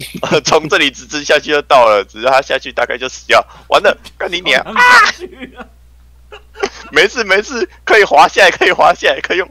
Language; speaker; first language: Chinese; native; Chinese